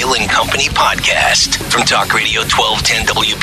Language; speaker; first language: English; native; English